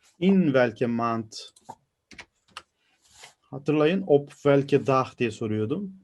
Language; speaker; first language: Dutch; non-native, fluent; Turkish